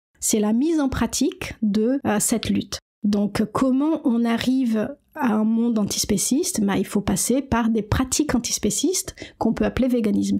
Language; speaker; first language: French; non-native, fluent; Portuguese